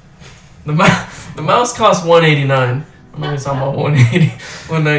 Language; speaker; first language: English; native; English